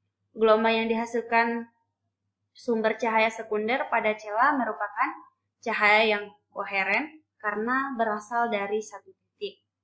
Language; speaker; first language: Indonesian; native; Indonesian